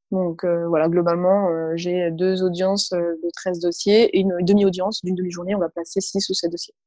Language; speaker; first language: French; early bilingual, other home language; Arabic